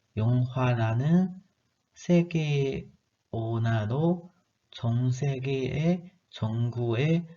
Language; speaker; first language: Korean; non-native, learner; Chinese